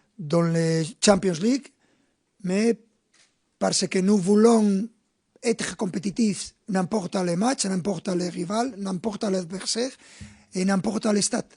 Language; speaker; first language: French; non-native, fluent; Spanish